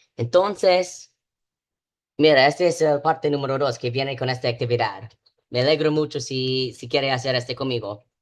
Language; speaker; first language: Spanish; non-native, learner; English